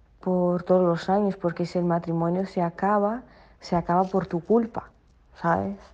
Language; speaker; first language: Spanish; non-native, fluent; Portuguese